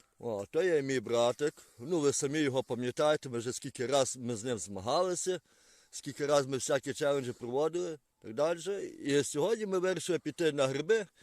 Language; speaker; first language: Ukrainian; native; Ukrainian